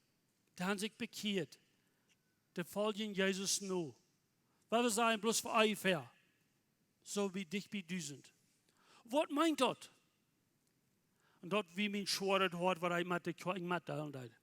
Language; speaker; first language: German; non-native, learner; Plautdietsch